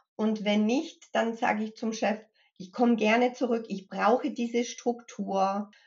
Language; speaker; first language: German; early bilingual, other home language; English